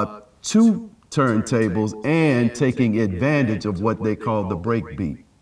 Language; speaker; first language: English; native; English